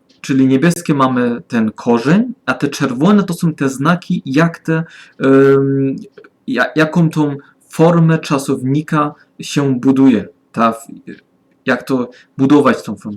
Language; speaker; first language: Polish; non-native, learner; German